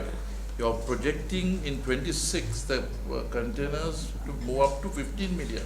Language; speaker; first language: English; non-native, local second language; Sinhala